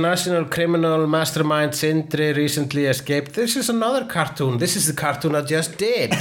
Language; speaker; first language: English; non-native, fluent; Icelandic